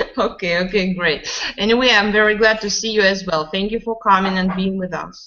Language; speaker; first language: English; non-native, fluent; Russian